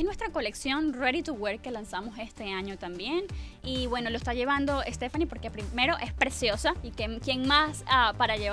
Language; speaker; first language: Spanish; native; Spanish